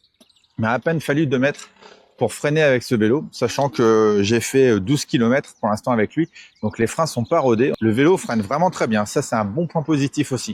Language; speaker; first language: French; native; French